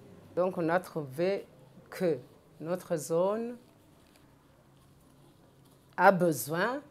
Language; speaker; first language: French; non-native, local second language; Rundi